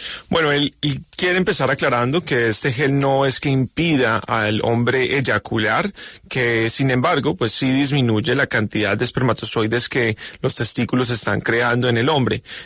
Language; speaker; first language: Spanish; native; Spanish